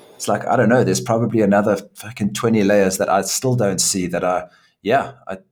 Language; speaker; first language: English; native; English